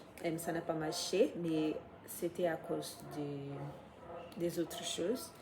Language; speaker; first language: French; non-native, fluent; English